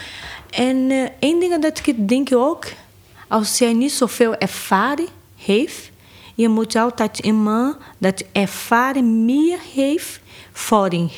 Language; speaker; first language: Dutch; non-native, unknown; Portuguese